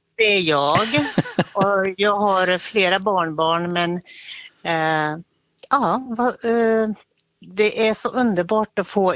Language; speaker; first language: Swedish; native; Swedish